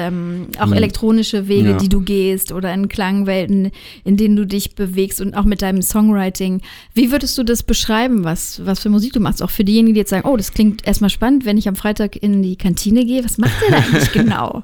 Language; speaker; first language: German; native; German